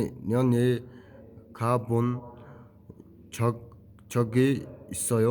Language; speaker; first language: Korean; non-native, fluent; Mongolian